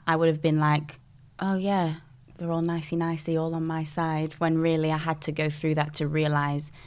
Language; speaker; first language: English; native; English